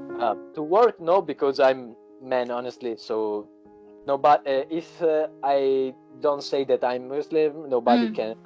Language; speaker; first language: English; non-native, learner; Italian